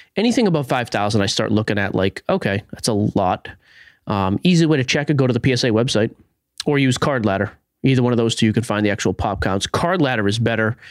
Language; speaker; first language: English; native; English